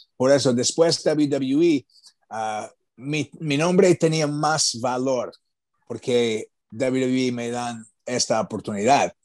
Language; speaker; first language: Spanish; non-native, learner; English